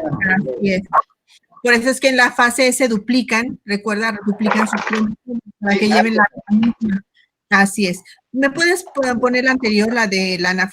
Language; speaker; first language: Spanish; native; Spanish